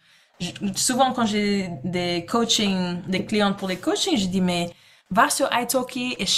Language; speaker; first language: French; non-native, fluent; English